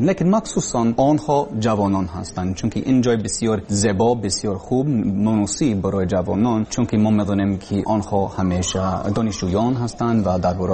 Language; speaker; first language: Persian; non-native, learner; English